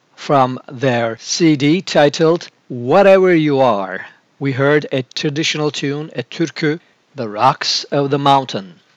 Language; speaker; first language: English; non-native, fluent; Turkish